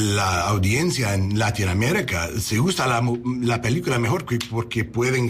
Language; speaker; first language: Spanish; non-native, learner; English